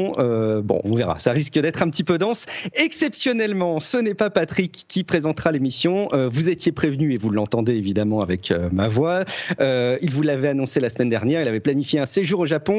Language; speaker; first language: French; native; French